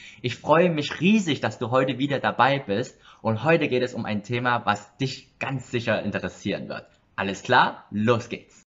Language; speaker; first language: German; early bilingual, other home language; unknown